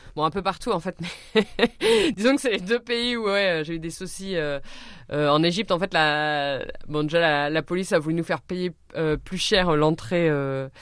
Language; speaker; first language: French; native; French